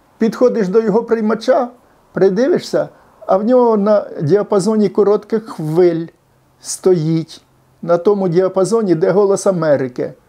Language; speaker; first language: Ukrainian; native; Ukrainian